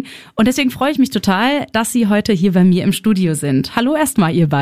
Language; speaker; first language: German; native; German